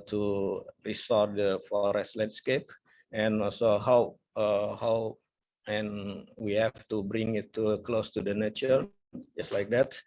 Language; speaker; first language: English; non-native, fluent; Indonesian